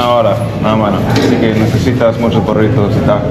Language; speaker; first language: Spanish; non-native, fluent; English